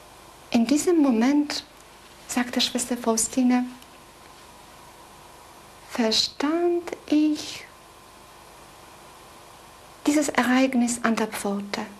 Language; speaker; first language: German; non-native, fluent; Polish